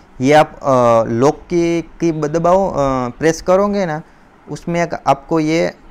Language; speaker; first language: Hindi; non-native, local second language; Gujarati